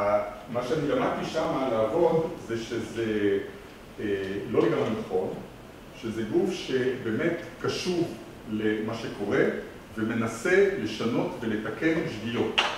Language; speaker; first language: Hebrew; non-native, fluent; French